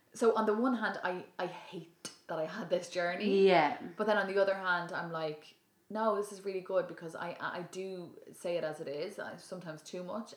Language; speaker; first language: English; native; English